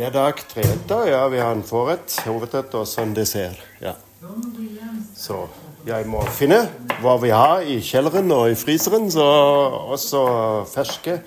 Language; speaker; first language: Norwegian; non-native, learner; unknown